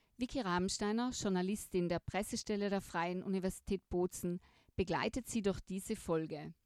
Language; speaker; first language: German; native; German